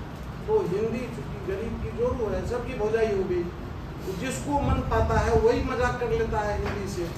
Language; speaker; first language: Hindi; native; Hindi